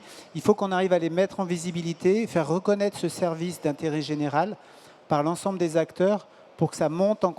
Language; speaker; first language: French; native; French